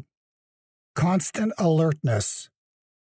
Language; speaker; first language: English; native; English